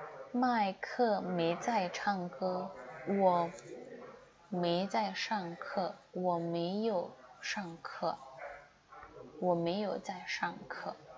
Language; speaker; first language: Chinese; non-native, fluent; Indonesian